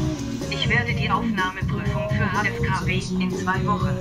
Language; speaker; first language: German; non-native, learner; Chinese